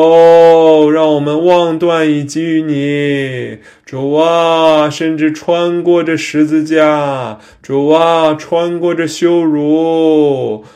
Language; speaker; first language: Chinese; native; Chinese